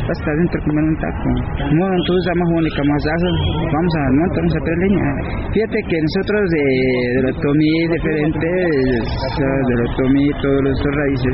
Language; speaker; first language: Spanish; non-native, local second language; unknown